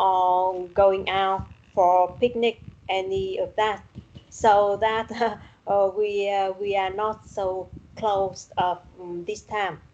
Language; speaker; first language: English; non-native, learner; Vietnamese